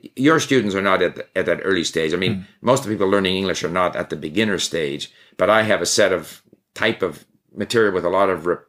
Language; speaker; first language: English; native; English